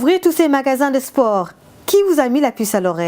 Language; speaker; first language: French; native; French